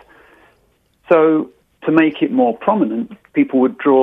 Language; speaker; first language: English; native; English